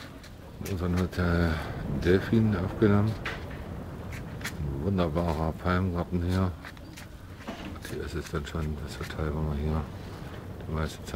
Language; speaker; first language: German; native; German